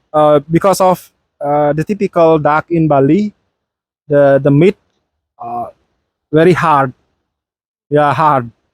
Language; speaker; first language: English; non-native, fluent; Balinese